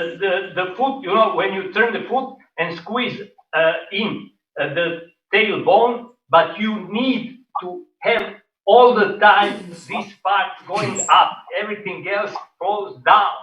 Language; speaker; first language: English; non-native, fluent; Serbian